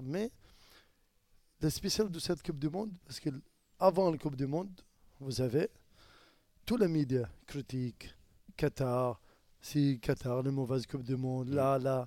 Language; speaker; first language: French; non-native, learner; Arabic